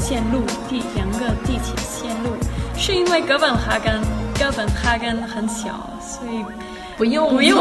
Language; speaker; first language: Chinese; non-native, learner; Danish